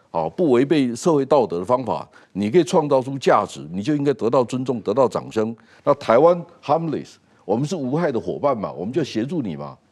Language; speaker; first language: Chinese; native; Chinese